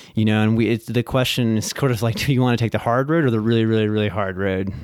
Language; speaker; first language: English; native; English